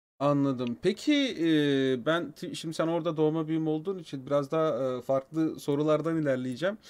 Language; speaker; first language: Turkish; native; Turkish